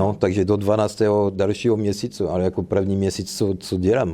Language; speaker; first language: Czech; non-native, fluent; French